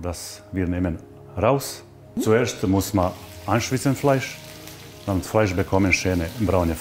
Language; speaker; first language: German; non-native, learner; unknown